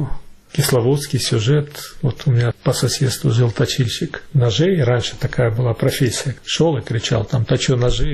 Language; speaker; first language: Russian; native; Russian